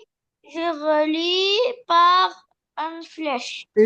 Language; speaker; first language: French; non-native, learner; Arabic